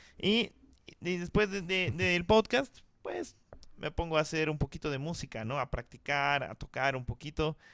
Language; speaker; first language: Spanish; native; Spanish